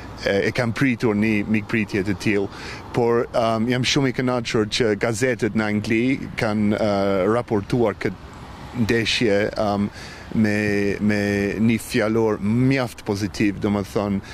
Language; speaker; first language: Albanian; non-native, fluent; English